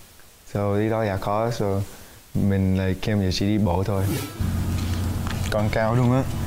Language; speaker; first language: Vietnamese; early bilingual, heritage; English